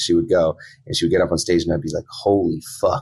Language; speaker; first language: English; native; English